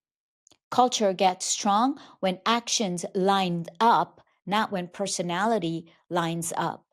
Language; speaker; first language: English; native; English